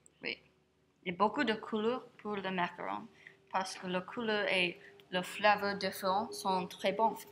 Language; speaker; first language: French; non-native, learner; English